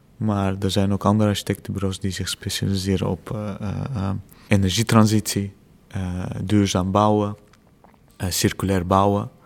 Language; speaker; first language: Dutch; early bilingual, other home language; Azerbaijani